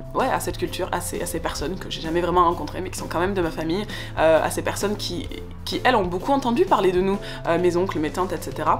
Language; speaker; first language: French; native; French